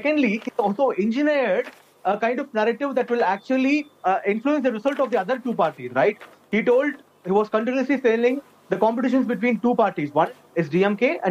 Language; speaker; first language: English; non-native, local second language; Tamil